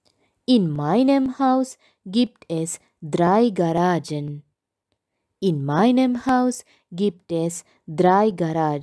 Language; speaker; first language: German; non-native, learner; Sinhala